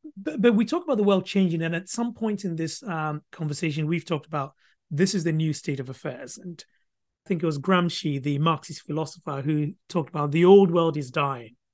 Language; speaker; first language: English; non-native, local second language; Akan